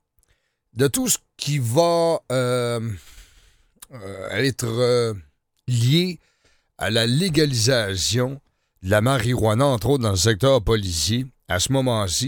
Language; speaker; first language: French; native; French